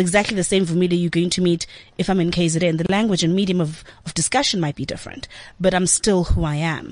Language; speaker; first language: English; non-native, local second language; Zulu